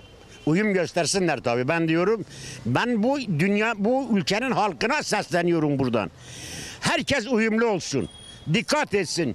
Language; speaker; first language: Turkish; native; Turkish